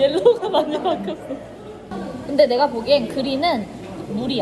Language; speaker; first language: Korean; native; Korean